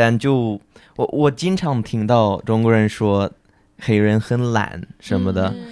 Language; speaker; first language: Chinese; non-native, fluent; English